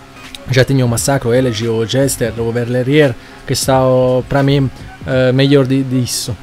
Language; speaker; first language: Portuguese; non-native, learner; Italian